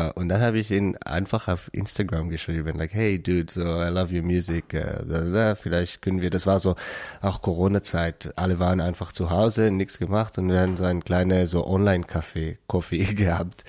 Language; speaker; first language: German; non-native, learner; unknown